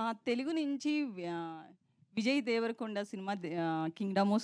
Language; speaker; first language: Telugu; native; Telugu